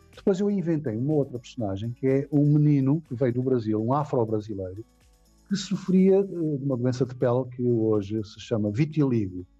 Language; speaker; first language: Portuguese; non-native, local second language; Kabuverdianu